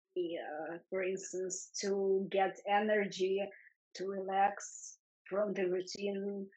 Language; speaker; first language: English; non-native, fluent; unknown